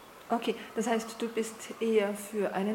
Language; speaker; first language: German; non-native, fluent; French